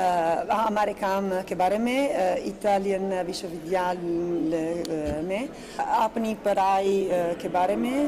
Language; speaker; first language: Hindi; non-native, fluent; Italian